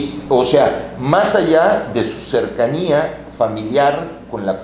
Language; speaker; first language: Spanish; native; Spanish